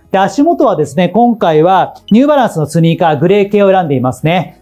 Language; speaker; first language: Japanese; native; Japanese